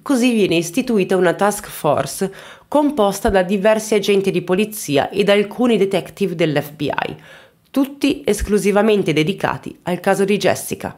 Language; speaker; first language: Italian; native; Italian